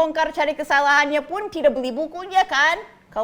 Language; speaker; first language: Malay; non-native, fluent; English